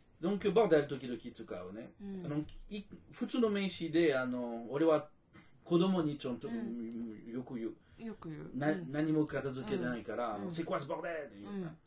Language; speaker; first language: Japanese; non-native, fluent; French